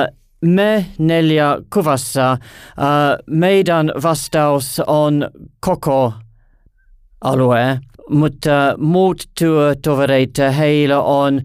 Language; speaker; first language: Finnish; non-native, learner; English